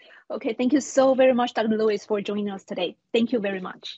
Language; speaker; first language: English; non-native, fluent; Chinese